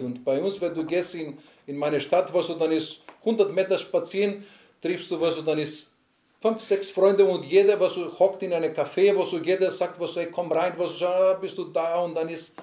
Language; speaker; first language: German; non-native, learner; Greek